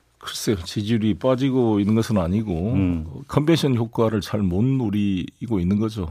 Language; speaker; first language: Korean; native; Korean